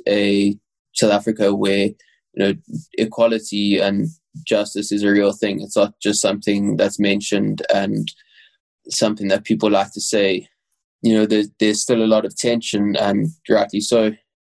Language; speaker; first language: English; native; English